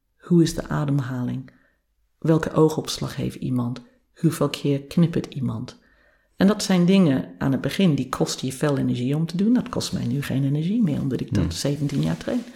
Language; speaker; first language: Dutch; non-native, fluent; English